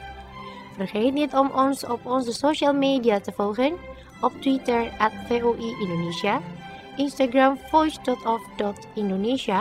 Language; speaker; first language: Dutch; non-native, learner; Indonesian